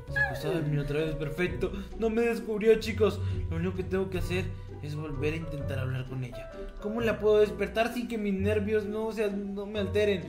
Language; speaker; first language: Spanish; native; Spanish